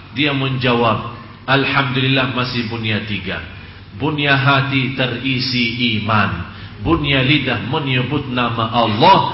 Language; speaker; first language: Indonesian; non-native, fluent; Arabic